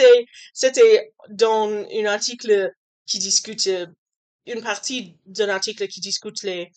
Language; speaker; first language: French; non-native, learner; English